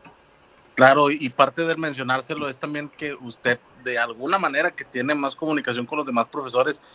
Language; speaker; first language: Spanish; native; Spanish